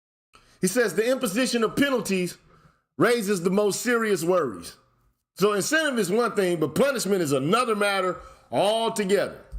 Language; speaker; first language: English; native; English